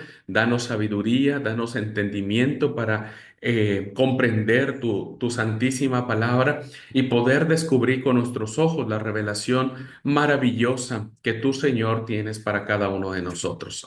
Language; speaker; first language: Spanish; native; Spanish